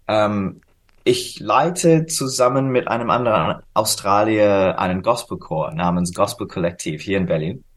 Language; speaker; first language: German; non-native, fluent; English